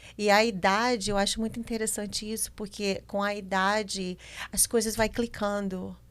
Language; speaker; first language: Portuguese; native; Portuguese